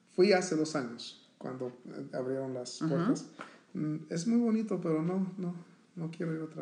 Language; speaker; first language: Spanish; early bilingual, heritage; Spanish